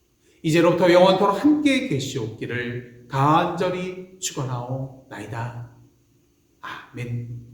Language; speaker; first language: Korean; native; Korean